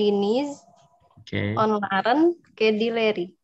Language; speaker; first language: Turkish; non-native, learner; Indonesian